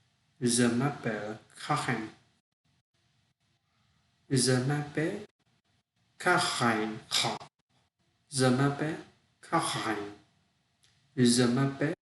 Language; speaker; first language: French; non-native, learner; Vietnamese